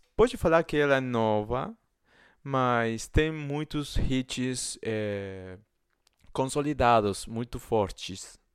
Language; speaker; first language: Portuguese; non-native, fluent; Spanish